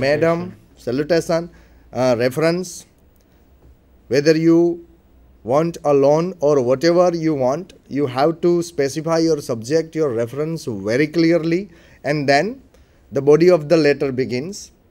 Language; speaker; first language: English; non-native, local second language; Gujarati